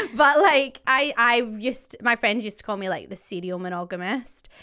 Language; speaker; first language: English; native; English